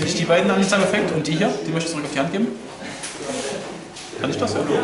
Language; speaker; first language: German; native; German